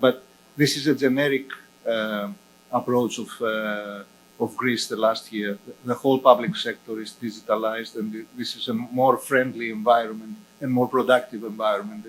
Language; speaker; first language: English; non-native, fluent; Greek